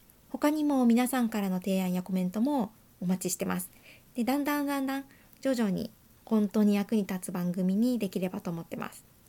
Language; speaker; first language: Japanese; native; Japanese